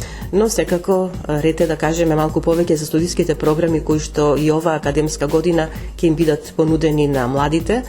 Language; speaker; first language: Macedonian; native; Macedonian